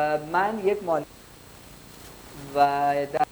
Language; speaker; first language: Persian; non-native, fluent; Urdu